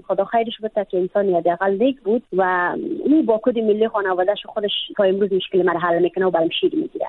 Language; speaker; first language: Persian; native; Persian